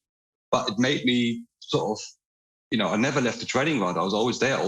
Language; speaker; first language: English; non-native, fluent; German